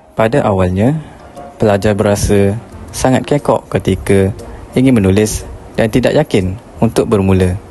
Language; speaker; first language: Malay; native; Malay